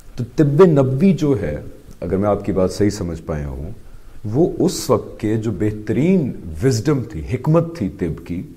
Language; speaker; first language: Urdu; native; Urdu